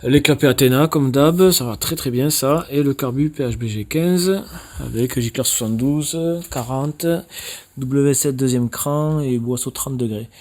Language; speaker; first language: French; native; French